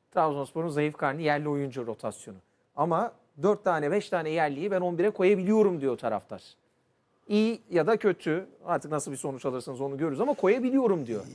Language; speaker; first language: Turkish; native; Turkish